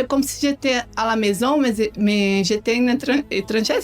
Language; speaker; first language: French; non-native, learner; Portuguese